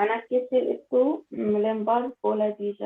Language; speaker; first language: Indonesian; non-native, learner; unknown